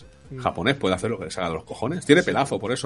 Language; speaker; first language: Spanish; native; Spanish